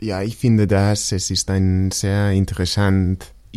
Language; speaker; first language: German; non-native, learner; Spanish